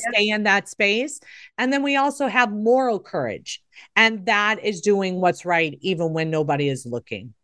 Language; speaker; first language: English; native; English